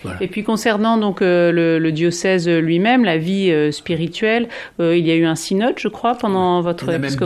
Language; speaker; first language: French; native; French